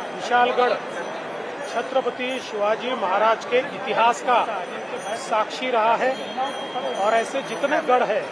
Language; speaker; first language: Hindi; non-native, local second language; Marathi